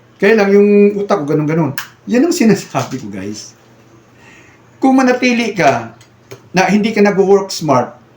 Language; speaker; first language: Filipino; non-native, local second language; Cebuano